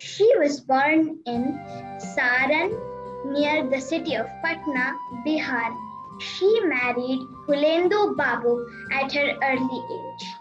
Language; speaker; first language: English; non-native, local second language; Kannada